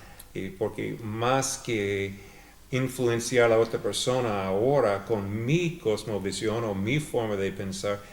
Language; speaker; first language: Spanish; non-native, fluent; English